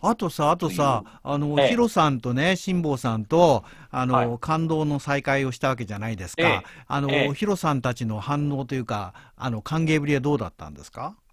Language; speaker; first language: Japanese; native; Japanese